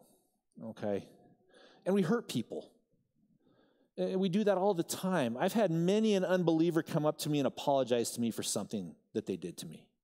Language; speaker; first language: English; native; English